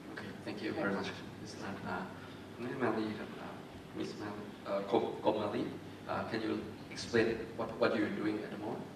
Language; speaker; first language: English; non-native, fluent; Thai